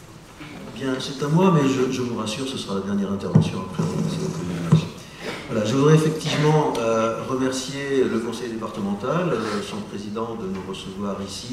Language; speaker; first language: French; native; French